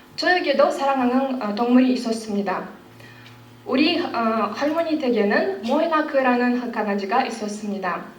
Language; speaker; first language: Korean; non-native, fluent; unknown